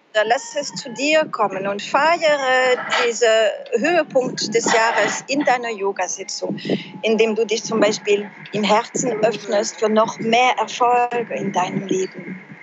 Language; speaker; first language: German; non-native, fluent; French